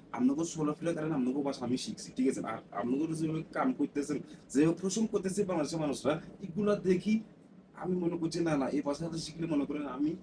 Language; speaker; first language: Bangla; non-native, learner; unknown